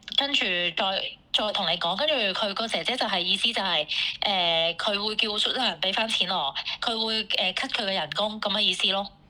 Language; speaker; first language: Cantonese; native; Cantonese